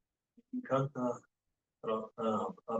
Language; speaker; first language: Spanish; non-native, learner; English